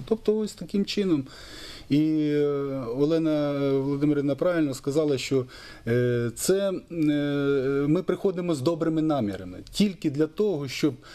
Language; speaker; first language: Ukrainian; native; Ukrainian